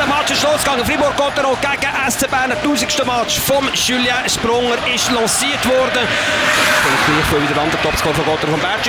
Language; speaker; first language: German; native; German